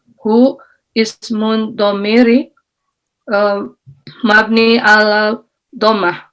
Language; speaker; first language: Arabic; non-native, learner; Indonesian